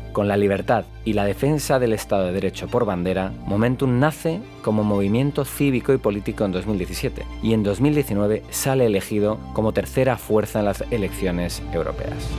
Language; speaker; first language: Spanish; native; Spanish